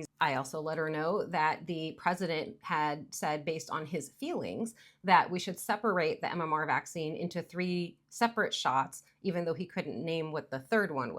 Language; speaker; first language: English; native; English